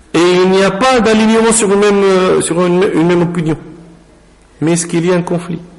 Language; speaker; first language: French; non-native, local second language; Arabic